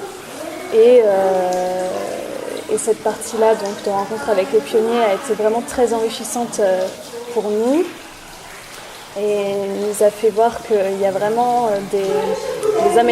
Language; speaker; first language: French; native; French